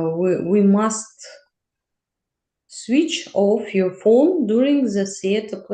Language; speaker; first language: English; non-native, learner; Russian